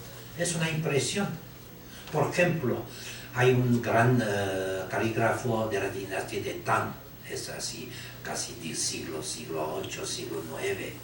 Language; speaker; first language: Spanish; non-native, learner; Chinese